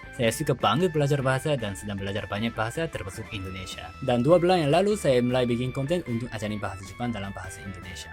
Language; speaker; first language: Indonesian; non-native, fluent; Japanese